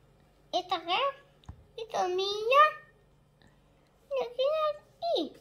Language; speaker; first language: Russian; early bilingual, other home language; Tajik